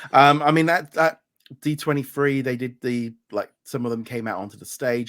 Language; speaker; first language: English; native; English